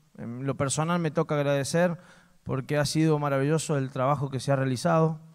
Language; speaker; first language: Spanish; native; Spanish